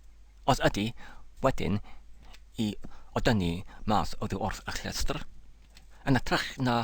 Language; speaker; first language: Welsh; non-native, learner; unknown